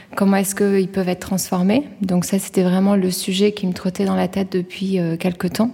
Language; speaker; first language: French; early bilingual, other home language; Persian